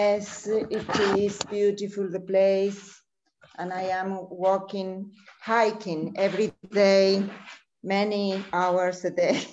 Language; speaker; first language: English; non-native, learner; Spanish